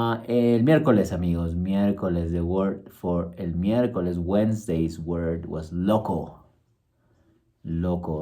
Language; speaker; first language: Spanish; early bilingual, heritage; Spanish